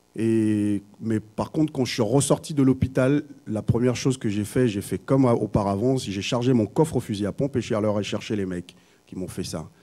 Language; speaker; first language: French; early bilingual, other home language; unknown